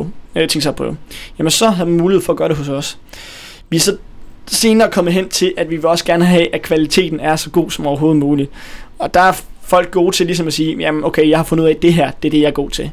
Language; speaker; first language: Danish; native; Danish